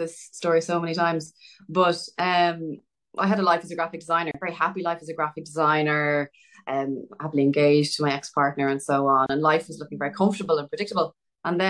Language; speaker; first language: English; native; English